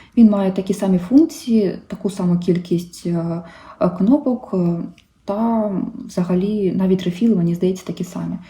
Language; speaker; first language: Ukrainian; native; Ukrainian